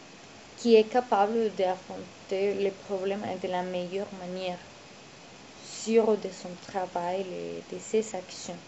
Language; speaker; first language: French; non-native, learner; Spanish